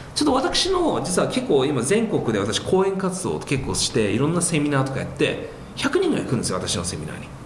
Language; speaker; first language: Japanese; early bilingual, heritage; Japanese